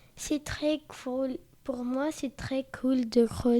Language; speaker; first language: French; non-native, learner; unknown